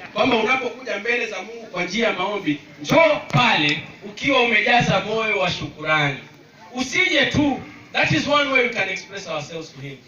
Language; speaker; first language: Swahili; non-native, local second language; Luo (Kenya and Tanzania)